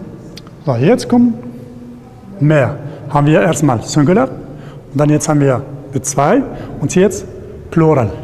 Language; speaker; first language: German; non-native, learner; Arabic